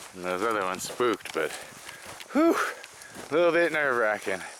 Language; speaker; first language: English; native; English